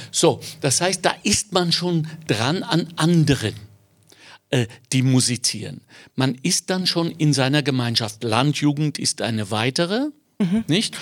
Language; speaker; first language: German; native; German